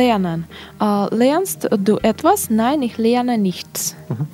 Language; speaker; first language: German; non-native, learner; Russian